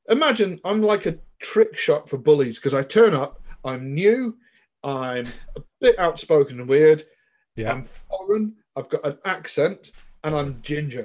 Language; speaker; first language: English; native; English